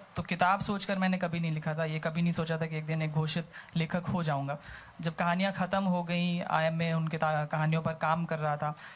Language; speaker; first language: Hindi; native; Hindi